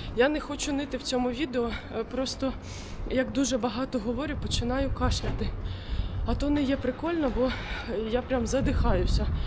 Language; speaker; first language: Ukrainian; native; Ukrainian